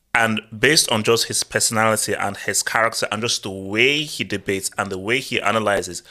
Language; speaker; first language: English; non-native, local second language; Yoruba